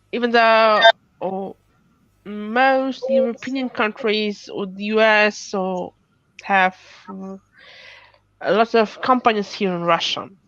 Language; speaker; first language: English; non-native, fluent; Russian